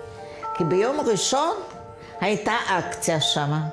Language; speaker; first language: Hebrew; non-native, fluent; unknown